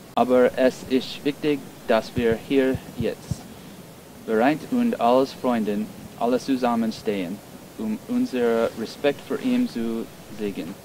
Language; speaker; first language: German; non-native, learner; English